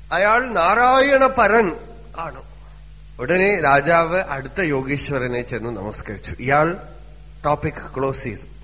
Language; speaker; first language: Malayalam; non-native, local second language; Tamil